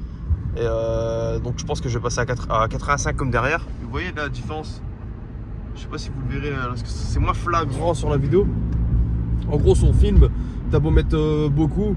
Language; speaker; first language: French; native; French